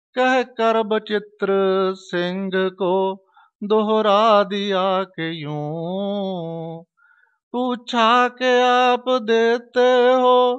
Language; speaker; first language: Hindi; non-native, local second language; Punjabi